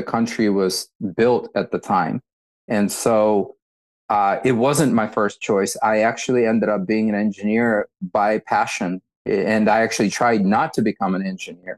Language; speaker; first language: English; early bilingual, other home language; Russian